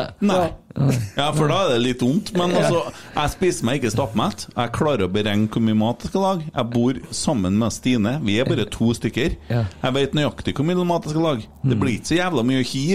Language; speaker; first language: Norwegian; native; Norwegian